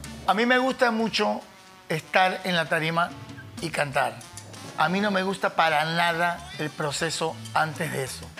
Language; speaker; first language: Spanish; native; Spanish